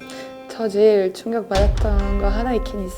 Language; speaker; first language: Korean; non-native, fluent; French